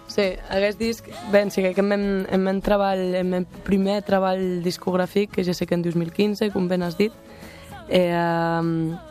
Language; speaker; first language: Catalan; non-native, local second language; Occitan